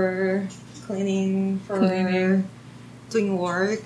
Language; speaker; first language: English; non-native, fluent; Korean